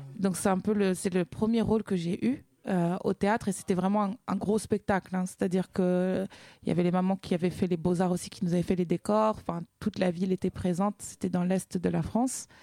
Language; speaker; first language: French; native; French